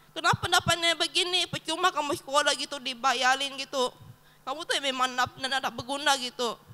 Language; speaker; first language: Indonesian; early bilingual, other home language; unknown